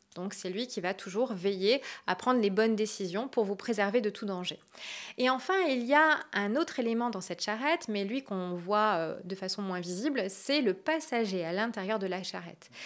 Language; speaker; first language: French; native; French